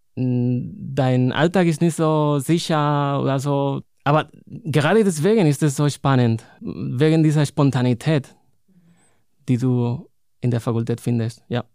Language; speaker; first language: German; non-native, fluent; Spanish